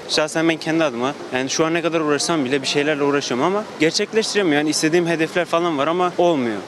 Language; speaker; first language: Turkish; native; Turkish